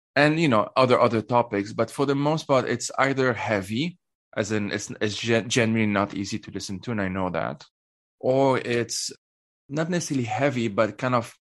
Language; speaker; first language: English; non-native, fluent; Arabic